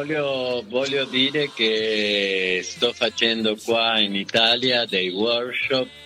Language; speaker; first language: Italian; non-native, fluent; Spanish